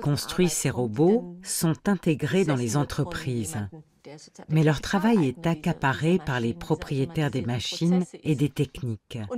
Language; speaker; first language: French; native; French